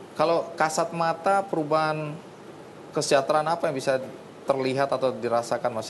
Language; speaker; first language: Indonesian; native; Indonesian